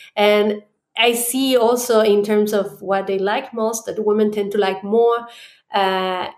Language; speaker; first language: English; non-native, fluent; Spanish